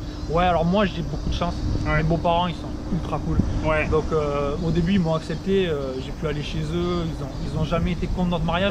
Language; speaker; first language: French; native; French